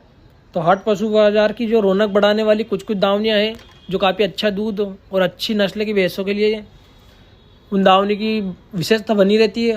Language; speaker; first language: Hindi; native; Hindi